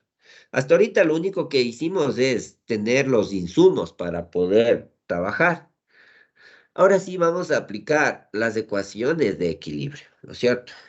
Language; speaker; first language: Spanish; native; Spanish